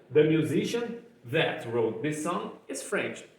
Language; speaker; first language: English; non-native, fluent; Portuguese